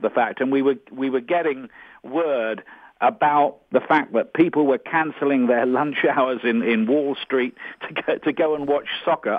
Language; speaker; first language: English; native; English